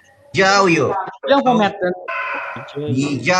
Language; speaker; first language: Chinese; non-native, learner; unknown